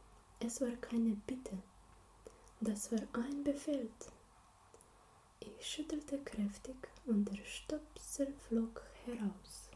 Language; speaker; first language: German; non-native, learner; Slovenian